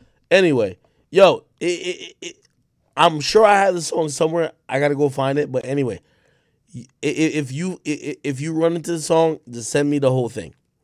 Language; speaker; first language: English; native; English